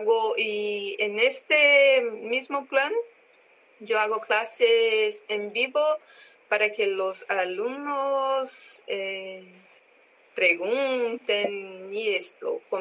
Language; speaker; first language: Spanish; non-native, learner; Portuguese